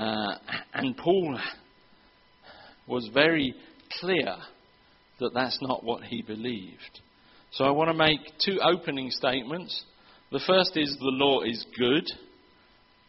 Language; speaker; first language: English; native; English